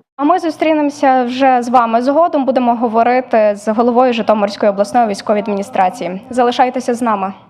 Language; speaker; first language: Ukrainian; native; Ukrainian